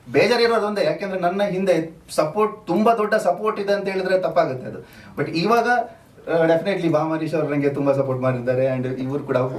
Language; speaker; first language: Kannada; non-native, local second language; Tulu